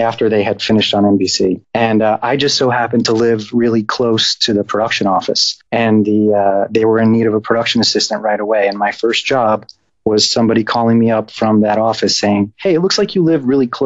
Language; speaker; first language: English; native; English